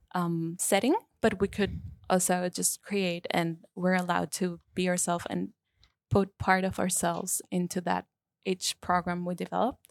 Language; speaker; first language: English; non-native, fluent; Spanish